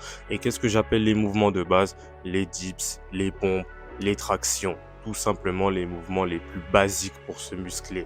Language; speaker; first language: French; native; French